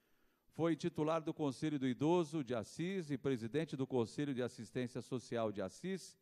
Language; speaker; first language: Portuguese; native; Portuguese